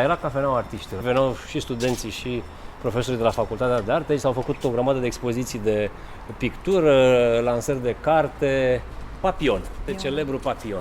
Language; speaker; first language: Romanian; native; Romanian